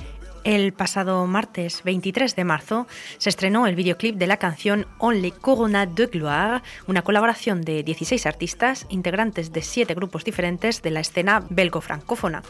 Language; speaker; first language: Spanish; native; Spanish